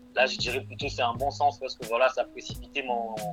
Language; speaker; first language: French; non-native, local second language; Lingala